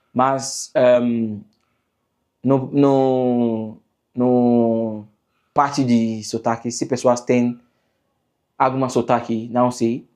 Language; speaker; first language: Portuguese; non-native, learner; English